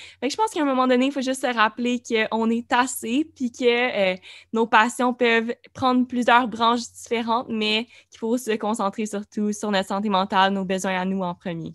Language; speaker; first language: French; native; French